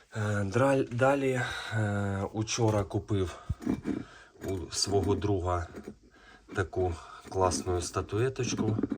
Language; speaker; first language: Ukrainian; non-native, local second language; Russian